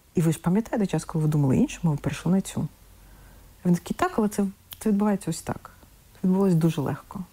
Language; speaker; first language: Ukrainian; non-native, local second language; Russian